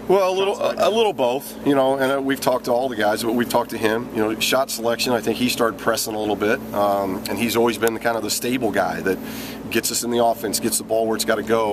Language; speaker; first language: English; native; English